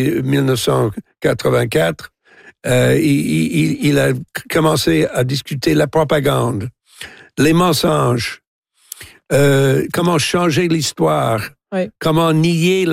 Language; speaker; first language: French; non-native, local second language; English